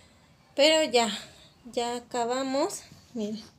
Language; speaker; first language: Spanish; native; Spanish